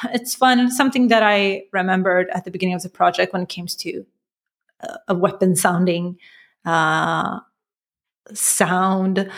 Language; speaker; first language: English; non-native, fluent; Persian